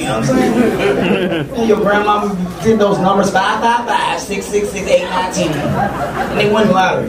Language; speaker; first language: English; native; English